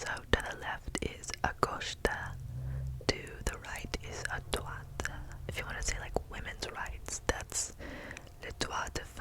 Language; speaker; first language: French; non-native, learner; English